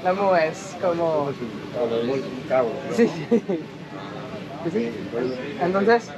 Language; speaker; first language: Spanish; non-native, learner; French